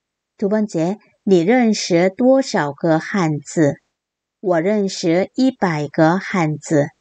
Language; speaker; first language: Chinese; non-native, fluent; Korean